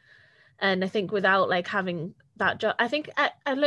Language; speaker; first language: English; native; English